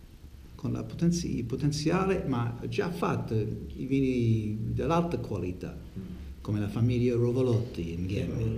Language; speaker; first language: Italian; non-native, learner; English